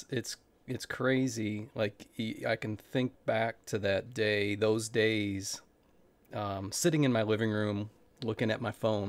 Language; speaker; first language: English; native; English